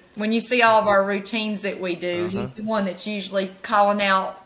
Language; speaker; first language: English; native; English